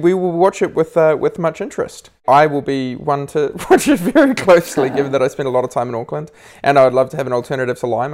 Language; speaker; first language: English; native; English